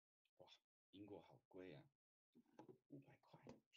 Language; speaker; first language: Chinese; non-native, fluent; English